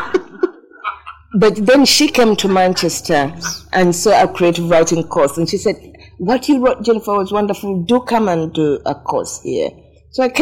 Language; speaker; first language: English; non-native, local second language; Ganda